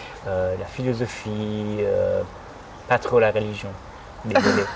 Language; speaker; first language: French; non-native, fluent; German